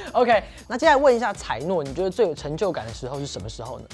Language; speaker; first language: Chinese; native; Chinese